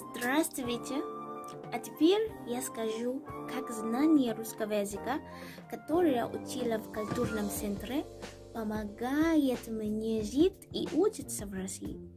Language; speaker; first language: Russian; non-native, learner; Swahili